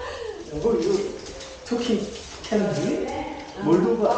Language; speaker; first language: English; non-native, learner; Korean